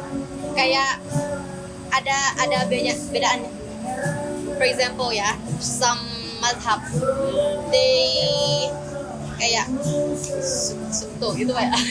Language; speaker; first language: Indonesian; non-native, learner; Thai